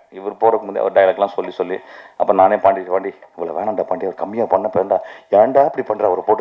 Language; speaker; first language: Tamil; native; Tamil